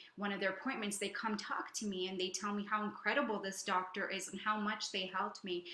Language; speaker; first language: English; native; English